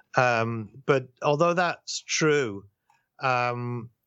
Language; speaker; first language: English; native; English